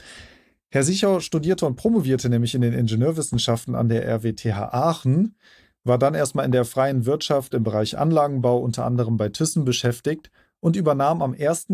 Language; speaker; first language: German; native; German